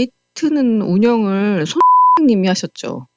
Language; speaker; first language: Korean; native; Korean